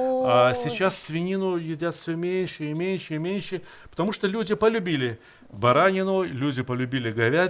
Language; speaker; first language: Russian; native; Russian